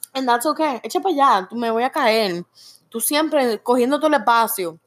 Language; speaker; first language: Spanish; native; Spanish